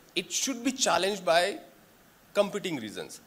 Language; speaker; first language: English; non-native, local second language; Marathi